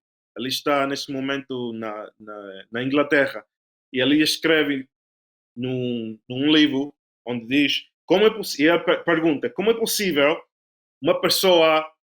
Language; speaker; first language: Portuguese; non-native, fluent; Spanish